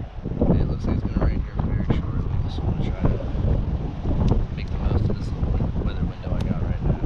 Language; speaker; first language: English; native; English